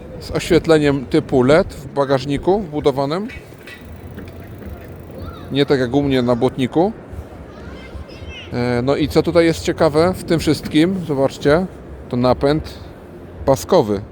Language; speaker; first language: Polish; native; Polish